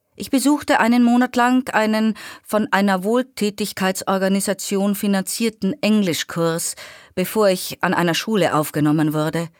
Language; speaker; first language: German; native; German